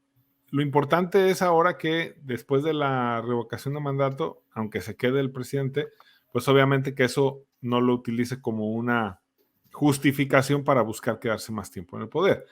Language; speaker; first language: Spanish; native; Spanish